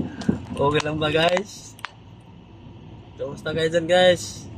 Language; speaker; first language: Filipino; non-native, local second language; Bikol